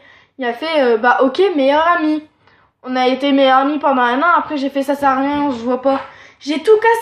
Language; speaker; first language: French; native; French